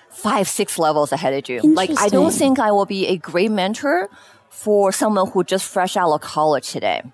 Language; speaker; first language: English; non-native, fluent; Chinese